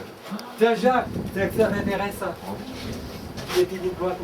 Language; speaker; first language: French; native; French